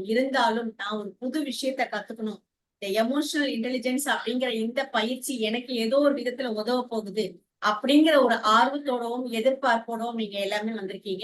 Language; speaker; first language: Tamil; native; Tamil